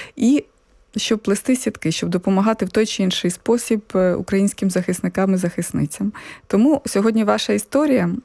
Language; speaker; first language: Ukrainian; native; Ukrainian